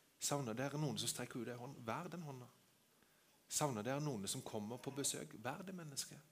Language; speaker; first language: Norwegian; native; Norwegian